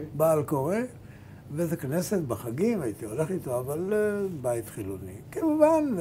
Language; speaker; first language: Hebrew; native; Hebrew